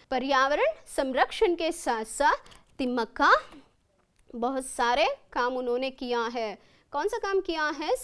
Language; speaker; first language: Hindi; non-native, local second language; Kannada